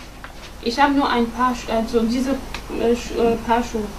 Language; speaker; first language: German; non-native, fluent; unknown